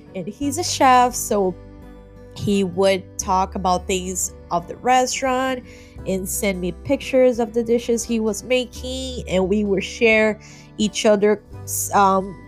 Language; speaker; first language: English; non-native, fluent; Portuguese